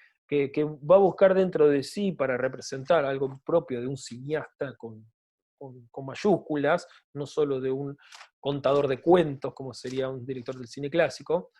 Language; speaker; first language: Spanish; native; Spanish